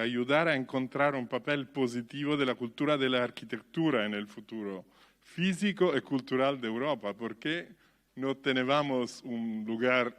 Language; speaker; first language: Spanish; non-native, learner; Italian